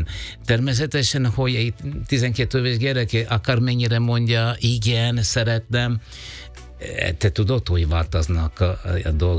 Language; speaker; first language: Hungarian; non-native, fluent; Italian